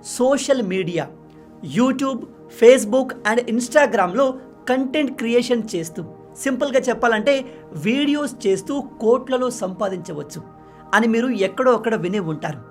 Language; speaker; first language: Telugu; non-native, local second language; Lambadi